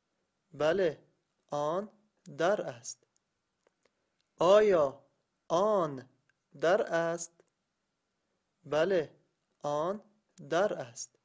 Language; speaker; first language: Persian; non-native, learner; Arabic